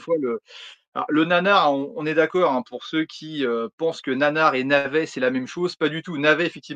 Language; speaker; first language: French; native; French